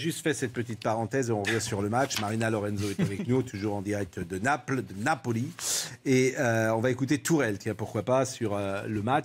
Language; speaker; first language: French; native; French